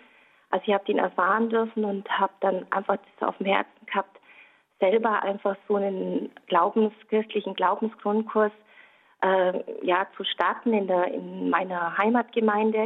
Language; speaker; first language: German; native; German